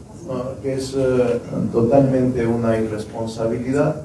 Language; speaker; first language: Spanish; native; Spanish